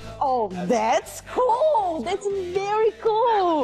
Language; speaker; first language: English; non-native, learner; Portuguese